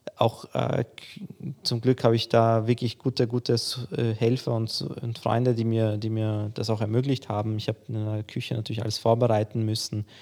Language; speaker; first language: German; early bilingual, other home language; Polish